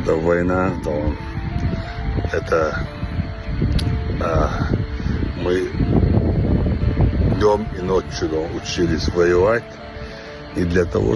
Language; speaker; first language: Russian; non-native, local second language; Chechen